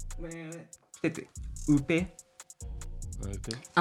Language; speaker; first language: French; non-native, learner; Japanese